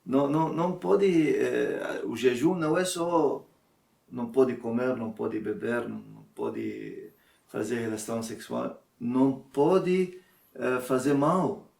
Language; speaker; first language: Portuguese; non-native, learner; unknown